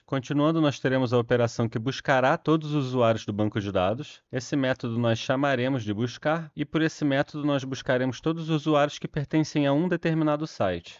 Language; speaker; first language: Portuguese; native; Portuguese